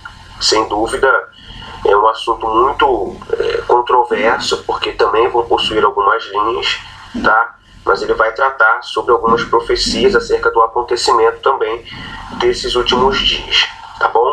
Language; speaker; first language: Portuguese; native; Portuguese